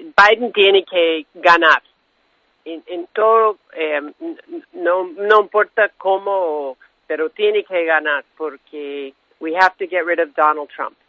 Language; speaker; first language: Spanish; non-native, fluent; English